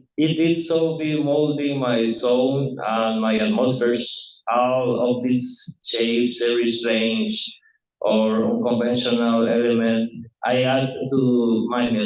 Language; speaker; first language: English; non-native, learner; Spanish